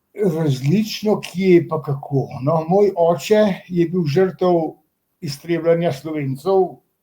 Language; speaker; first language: Slovenian; native; Slovenian